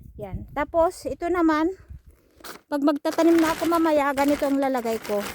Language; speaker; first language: Filipino; non-native, local second language; Iloko